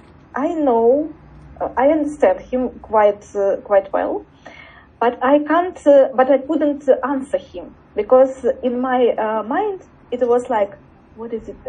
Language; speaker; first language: English; non-native, learner; Russian